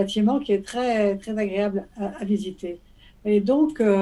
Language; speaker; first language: French; native; French